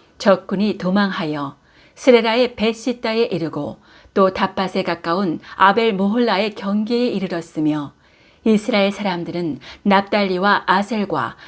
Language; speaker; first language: Korean; native; Korean